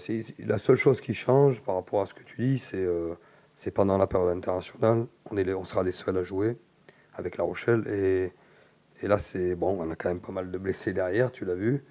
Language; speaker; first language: French; native; French